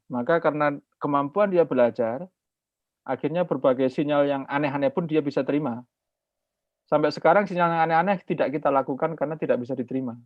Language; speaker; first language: Indonesian; native; Indonesian